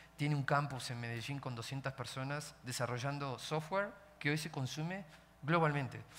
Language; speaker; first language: Spanish; native; Spanish